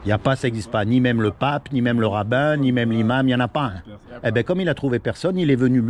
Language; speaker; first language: French; native; French